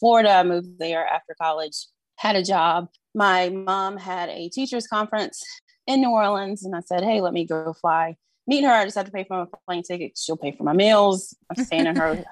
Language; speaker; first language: English; native; English